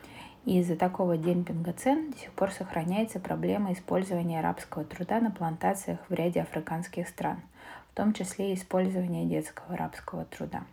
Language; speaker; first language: Russian; native; Russian